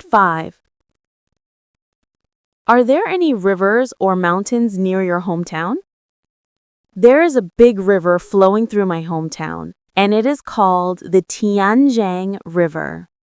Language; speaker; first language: English; non-native, learner; Vietnamese